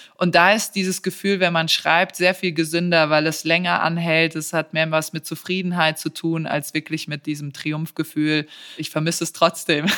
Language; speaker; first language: German; early bilingual, other home language; Serbian